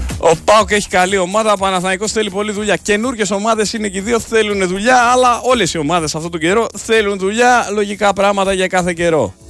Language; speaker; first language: Greek; native; Greek